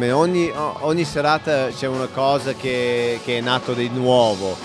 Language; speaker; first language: Italian; non-native, learner; English